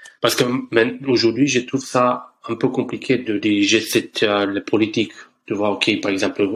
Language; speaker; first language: French; non-native, learner; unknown